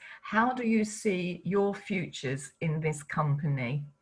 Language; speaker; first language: English; native; English